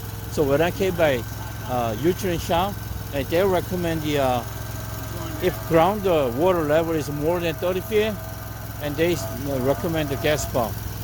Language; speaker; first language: English; non-native, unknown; Korean